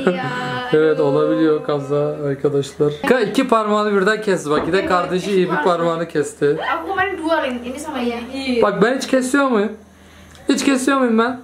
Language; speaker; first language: Turkish; native; Turkish